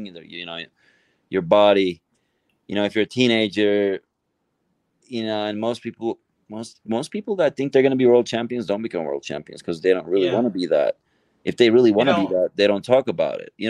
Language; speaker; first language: English; non-native, fluent; Turkish